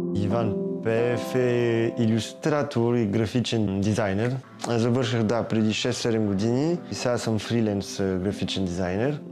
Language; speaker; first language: Bulgarian; early bilingual, heritage; Bulgarian